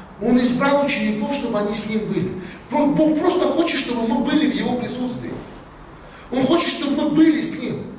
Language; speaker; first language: Russian; native; Russian